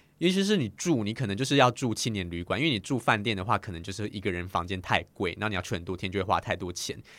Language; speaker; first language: Chinese; native; Chinese